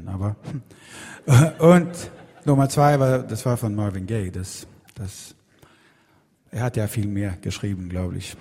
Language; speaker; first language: German; non-native, learner; Swedish